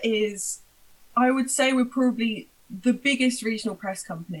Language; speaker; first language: English; native; English